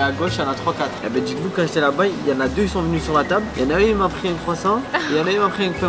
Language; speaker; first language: French; native; French